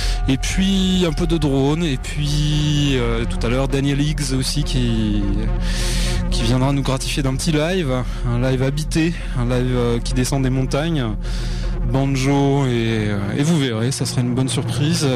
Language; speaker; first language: French; native; French